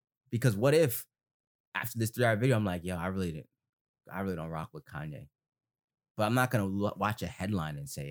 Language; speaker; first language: English; native; English